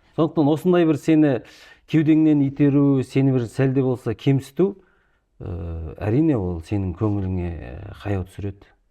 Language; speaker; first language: Kazakh; early bilingual, heritage; Kazakh